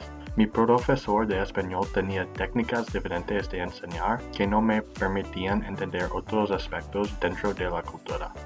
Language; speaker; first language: Spanish; non-native, learner; English